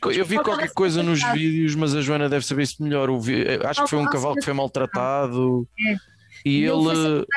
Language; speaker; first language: Portuguese; native; Portuguese